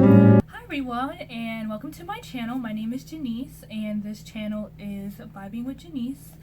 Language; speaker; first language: English; native; English